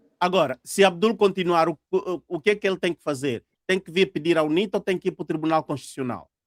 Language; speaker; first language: Portuguese; native; Portuguese